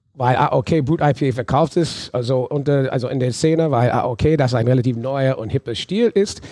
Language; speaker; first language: German; non-native, fluent; English